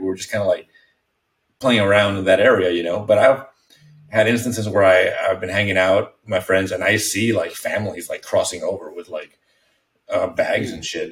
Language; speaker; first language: English; non-native, fluent; Spanish